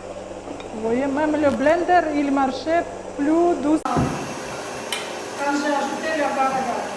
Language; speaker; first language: French; non-native, learner; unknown